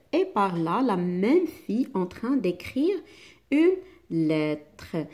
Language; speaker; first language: French; non-native, local second language; Arabic